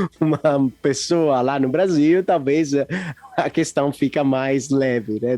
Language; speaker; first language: Portuguese; non-native, fluent; Italian